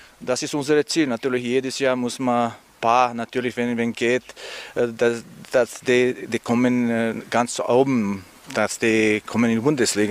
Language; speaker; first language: German; non-native, learner; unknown